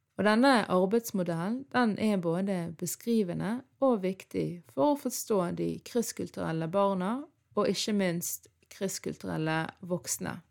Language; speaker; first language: Norwegian; early bilingual, other home language; Arabic